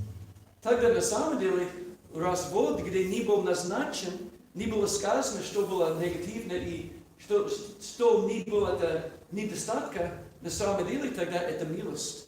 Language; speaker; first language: Russian; non-native, learner; English